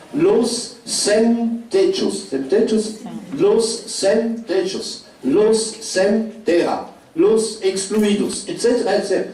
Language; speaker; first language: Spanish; non-native, fluent; French